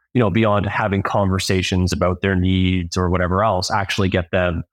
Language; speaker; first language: English; native; English